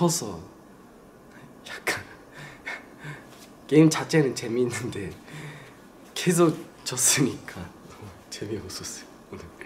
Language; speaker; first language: Korean; non-native, learner; Japanese